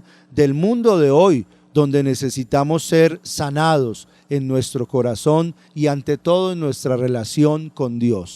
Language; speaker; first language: Spanish; native; Spanish